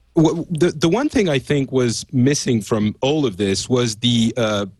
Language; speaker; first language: English; non-native, fluent; French